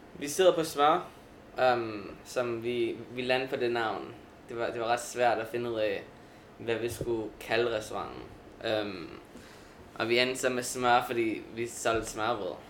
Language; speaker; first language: Danish; early bilingual, heritage; Danish